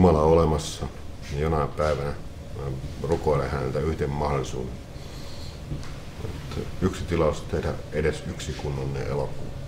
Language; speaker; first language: Finnish; native; Finnish